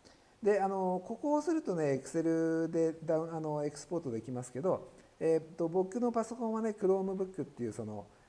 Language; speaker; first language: Japanese; native; Japanese